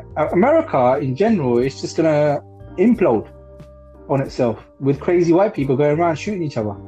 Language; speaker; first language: English; native; English